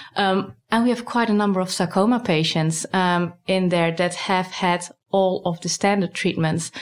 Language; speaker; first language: English; non-native, fluent; Dutch